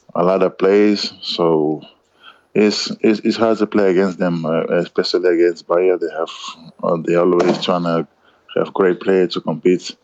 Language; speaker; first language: English; non-native, learner; Kabuverdianu